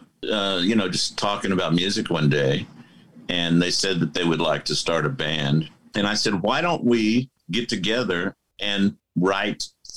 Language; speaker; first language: English; native; English